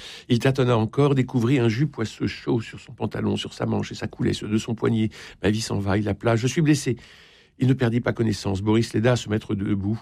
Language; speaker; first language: French; native; French